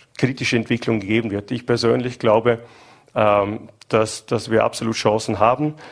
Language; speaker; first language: German; native; German